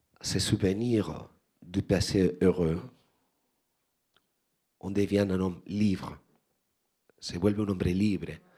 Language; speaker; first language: French; non-native, learner; Spanish